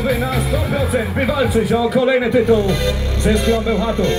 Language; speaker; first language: Polish; native; Polish